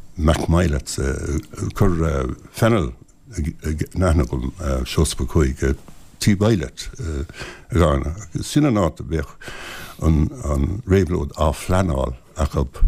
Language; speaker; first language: Irish; non-native, local second language; English